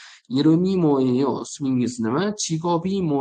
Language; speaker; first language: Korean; non-native, fluent; Uzbek